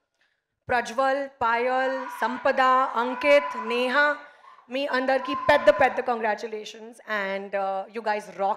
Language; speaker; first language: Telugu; non-native, local second language; Hindi